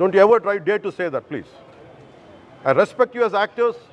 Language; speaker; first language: English; non-native, local second language; Telugu